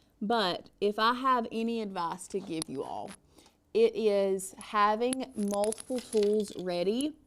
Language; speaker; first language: English; native; English